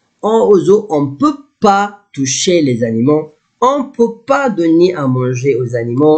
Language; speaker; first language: French; non-native, fluent; Arabic